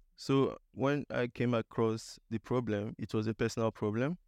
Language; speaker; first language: English; non-native, local second language; Igbo